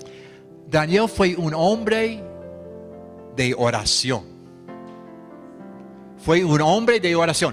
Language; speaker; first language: Spanish; non-native, fluent; English